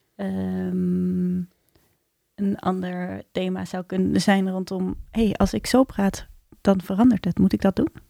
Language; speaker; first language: Dutch; native; Dutch